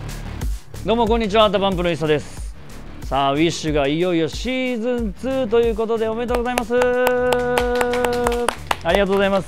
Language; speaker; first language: Japanese; native; Japanese